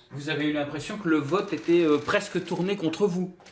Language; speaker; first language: French; native; French